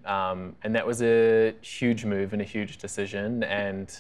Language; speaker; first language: English; native; English